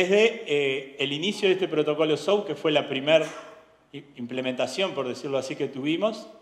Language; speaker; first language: Spanish; native; Spanish